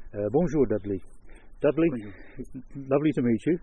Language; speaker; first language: English; native; English